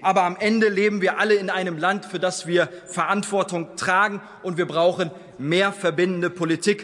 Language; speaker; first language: German; early bilingual, other home language; Turkish